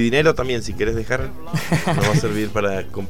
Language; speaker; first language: Spanish; native; Spanish